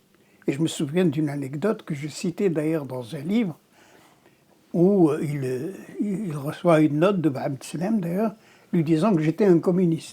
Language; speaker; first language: French; non-native, local second language; Arabic